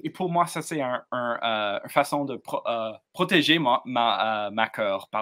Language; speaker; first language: French; non-native, learner; English